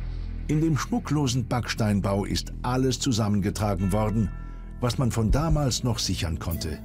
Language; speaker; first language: German; native; German